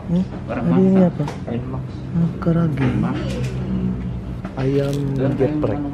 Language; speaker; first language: Indonesian; non-native, learner; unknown